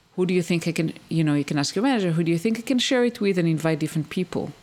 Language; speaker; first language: English; non-native, fluent; Hebrew